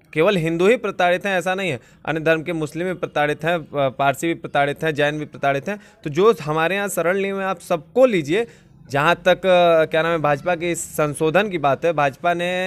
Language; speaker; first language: Hindi; native; Hindi